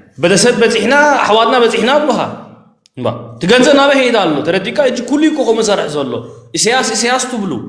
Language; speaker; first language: Tigrinya; early bilingual, heritage; Tigrinya